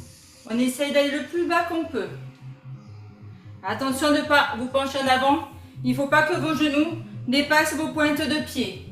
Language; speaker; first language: French; native; French